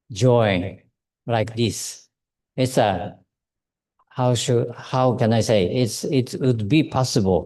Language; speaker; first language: English; non-native, fluent; Japanese